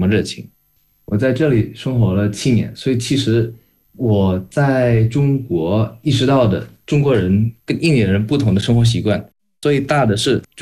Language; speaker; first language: Chinese; non-native, fluent; Indonesian